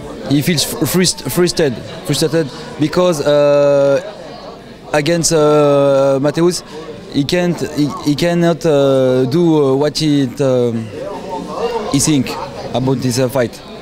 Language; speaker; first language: English; non-native, learner; French